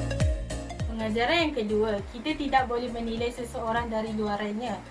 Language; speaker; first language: Malay; native; Malay